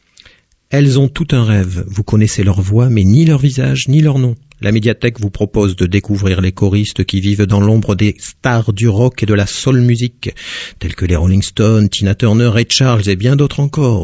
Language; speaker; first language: French; native; French